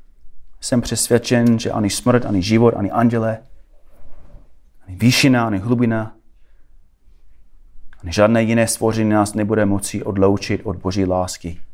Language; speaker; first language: Czech; non-native, fluent; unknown